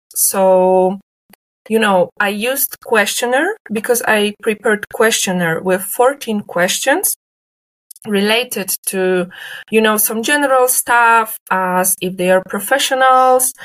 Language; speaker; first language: English; non-native, fluent; Polish